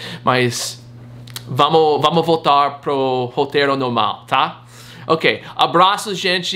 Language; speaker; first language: Portuguese; non-native, fluent; English